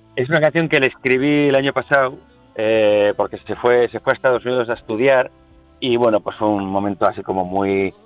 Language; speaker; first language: Spanish; native; Spanish